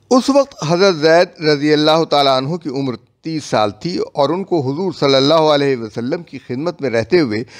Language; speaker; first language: Urdu; native; Urdu